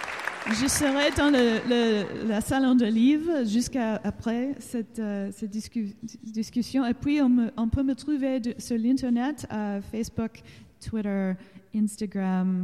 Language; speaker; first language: French; non-native, learner; English